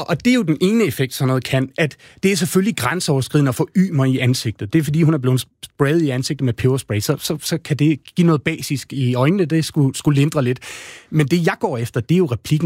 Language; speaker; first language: Danish; native; Danish